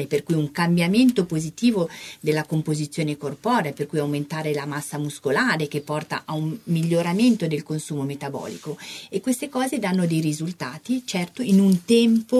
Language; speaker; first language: Italian; native; Italian